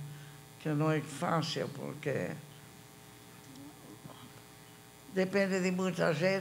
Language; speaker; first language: Portuguese; non-native, fluent; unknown